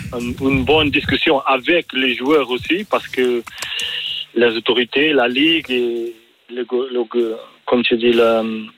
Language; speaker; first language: French; non-native, learner; Portuguese